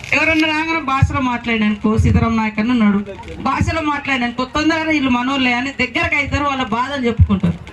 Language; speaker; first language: Telugu; non-native, local second language; Koya